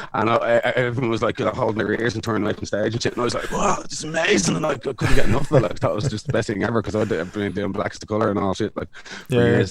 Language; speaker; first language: English; native; English